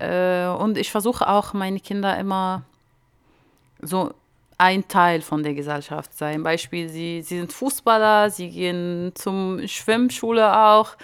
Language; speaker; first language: German; non-native, fluent; Arabic